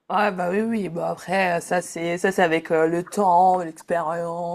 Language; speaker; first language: French; native; French